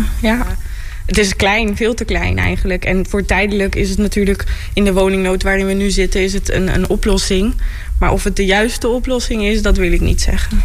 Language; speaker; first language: Dutch; native; Dutch